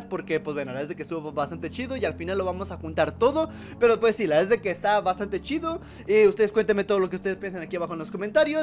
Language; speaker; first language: Spanish; native; Spanish